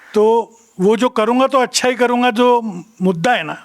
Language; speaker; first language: Hindi; non-native, local second language; Marathi